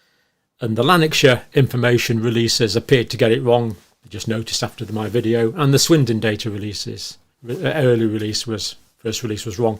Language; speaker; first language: English; native; English